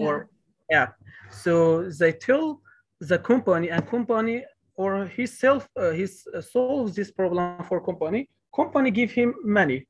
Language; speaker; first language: English; non-native, learner; Kurdish